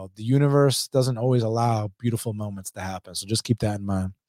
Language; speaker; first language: English; early bilingual, other home language; Spanish